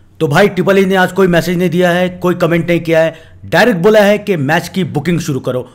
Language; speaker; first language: Hindi; native; Hindi